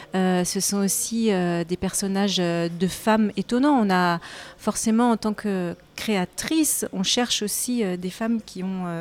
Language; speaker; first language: French; native; French